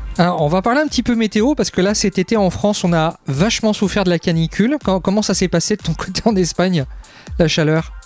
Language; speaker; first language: French; native; French